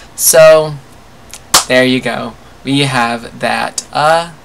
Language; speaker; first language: English; native; English